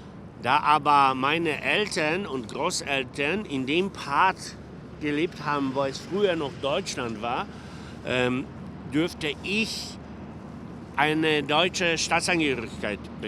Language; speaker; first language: German; non-native, fluent; Polish